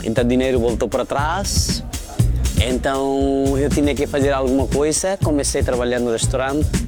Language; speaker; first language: Portuguese; non-native, fluent; Nepali